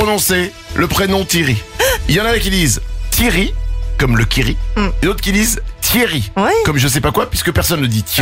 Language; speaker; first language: French; native; French